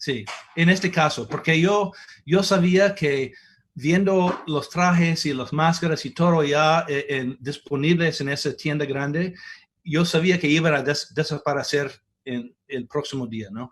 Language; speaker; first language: Spanish; non-native, fluent; English